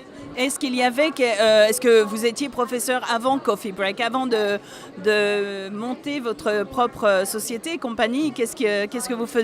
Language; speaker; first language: French; native; French